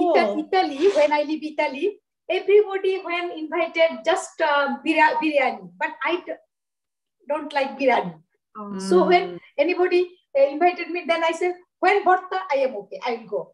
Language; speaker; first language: English; non-native, learner; Bangla